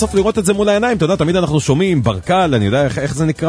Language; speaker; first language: Hebrew; native; Hebrew